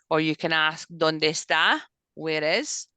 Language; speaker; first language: Spanish; non-native, fluent; English